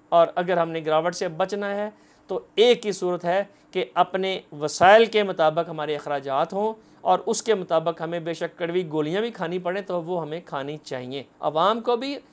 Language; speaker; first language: Urdu; non-native, local second language; Punjabi